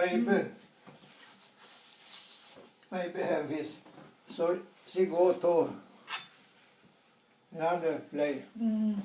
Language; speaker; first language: English; non-native, learner; Swedish